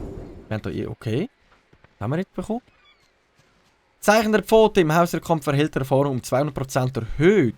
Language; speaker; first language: German; native; German